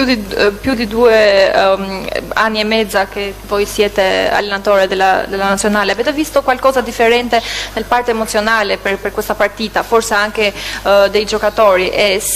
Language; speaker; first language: Italian; non-native, learner; Albanian